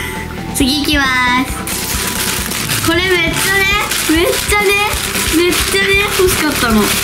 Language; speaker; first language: Japanese; native; Japanese